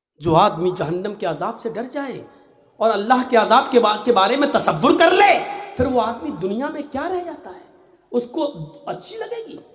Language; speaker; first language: Urdu; native; Urdu